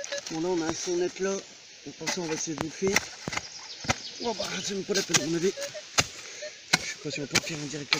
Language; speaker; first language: French; native; French